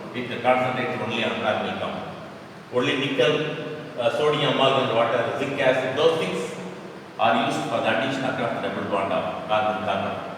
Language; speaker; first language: English; non-native, local second language; Tamil